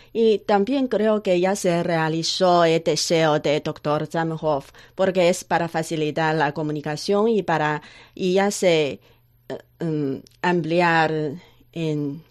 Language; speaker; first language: Spanish; non-native, learner; Chinese